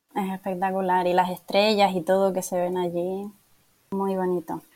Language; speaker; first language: Spanish; native; Spanish